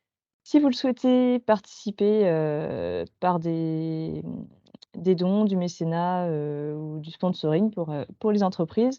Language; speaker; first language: French; native; French